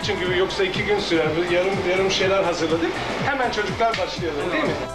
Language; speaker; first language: Turkish; non-native, fluent; English